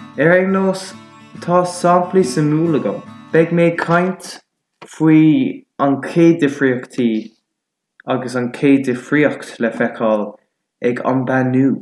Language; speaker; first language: Irish; non-native, local second language; English